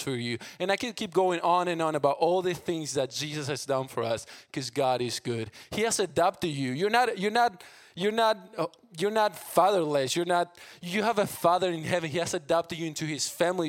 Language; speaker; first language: English; non-native, fluent; Spanish